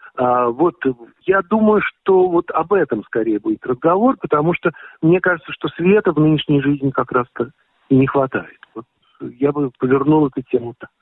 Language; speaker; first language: Russian; native; Russian